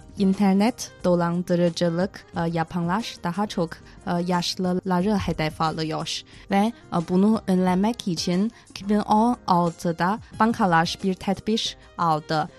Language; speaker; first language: Turkish; non-native, fluent; Chinese